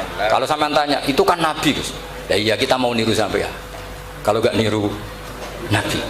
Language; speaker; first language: Indonesian; non-native, local second language; Javanese